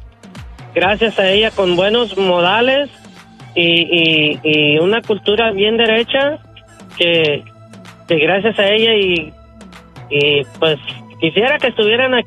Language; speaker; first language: Spanish; native; Spanish